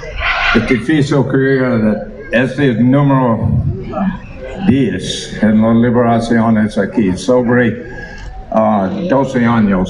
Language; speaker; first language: Spanish; non-native, learner; English